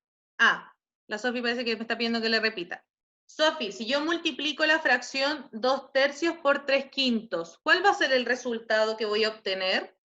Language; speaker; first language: Spanish; native; Spanish